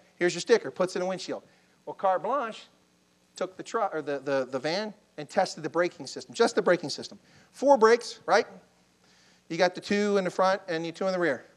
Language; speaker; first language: English; native; English